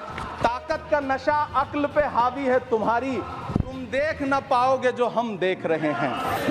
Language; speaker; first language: Hindi; native; Hindi